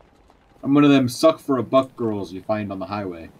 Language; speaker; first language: English; native; English